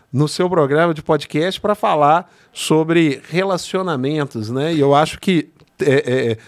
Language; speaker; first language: Portuguese; native; Portuguese